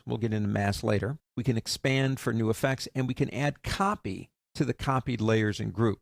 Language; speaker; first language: English; native; English